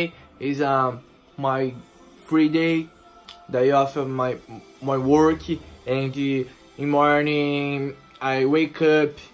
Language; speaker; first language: English; non-native, learner; Portuguese